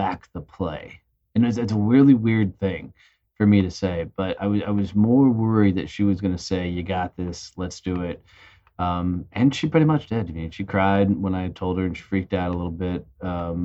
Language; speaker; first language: English; native; English